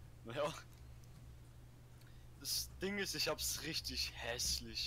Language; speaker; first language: German; native; German